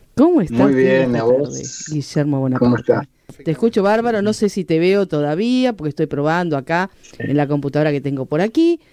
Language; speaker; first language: Spanish; native; Spanish